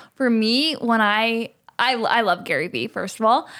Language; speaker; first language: English; native; English